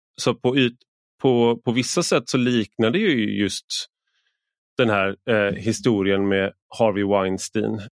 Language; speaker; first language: Swedish; native; Swedish